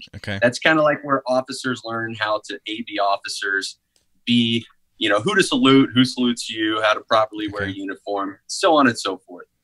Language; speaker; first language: English; native; English